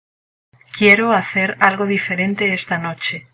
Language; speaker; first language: Spanish; non-native, learner; English